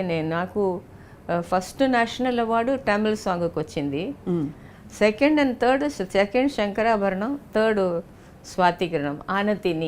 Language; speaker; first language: Telugu; non-native, local second language; Tamil